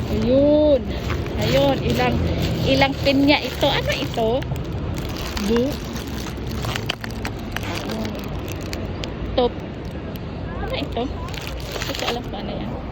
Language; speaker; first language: Filipino; native; Filipino